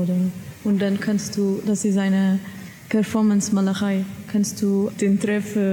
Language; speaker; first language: German; non-native, learner; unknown